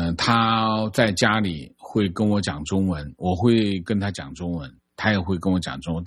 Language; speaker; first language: Chinese; native; Chinese